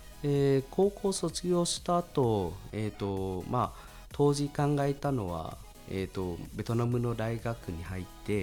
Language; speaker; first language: Japanese; non-native, fluent; Vietnamese